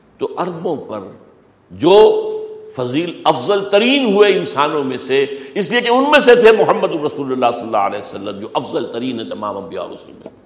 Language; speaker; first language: Urdu; native; Urdu